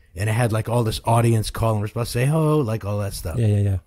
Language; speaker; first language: English; native; English